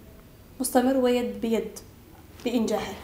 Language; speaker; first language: Arabic; native; Arabic